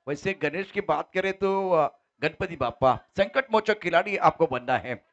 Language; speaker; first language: Hindi; non-native, local second language; Marathi